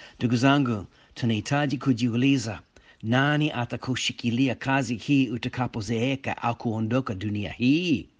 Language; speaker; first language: Swahili; non-native, fluent; English